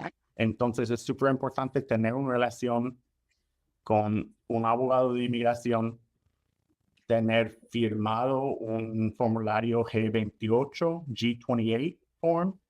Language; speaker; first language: Spanish; non-native, fluent; English